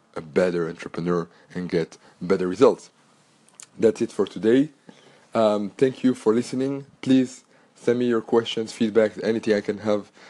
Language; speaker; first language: English; non-native, fluent; French